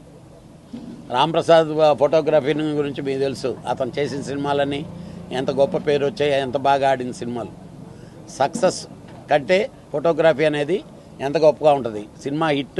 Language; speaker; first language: Telugu; native; Telugu